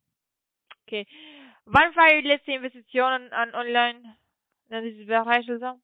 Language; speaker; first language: German; non-native, learner; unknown